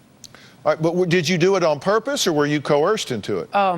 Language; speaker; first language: English; native; English